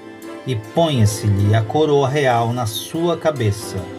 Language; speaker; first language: Portuguese; native; Portuguese